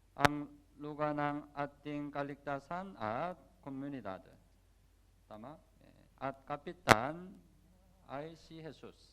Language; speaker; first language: Filipino; non-native, learner; Korean